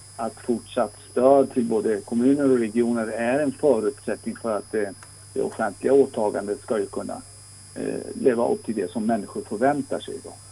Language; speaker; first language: Swedish; non-native, fluent; Persian